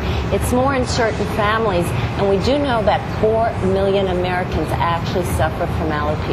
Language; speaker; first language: English; native; English